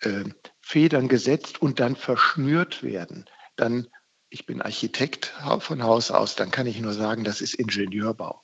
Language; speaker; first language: German; native; German